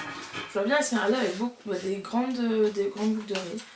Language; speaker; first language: French; native; French